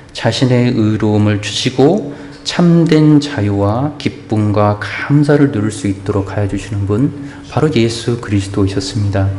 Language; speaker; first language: Korean; native; Korean